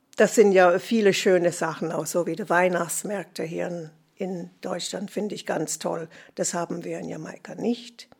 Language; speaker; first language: German; non-native, fluent; English